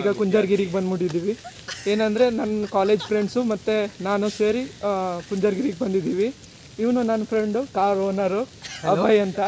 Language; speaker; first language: Kannada; native; Kannada